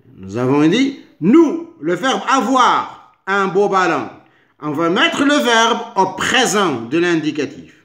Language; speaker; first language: French; non-native, local second language; Arabic